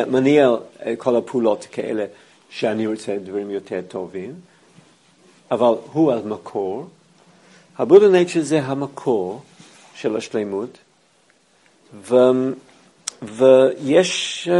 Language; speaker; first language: Hebrew; non-native, fluent; English